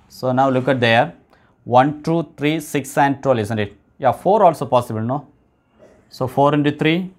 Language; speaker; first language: English; non-native, local second language; Tamil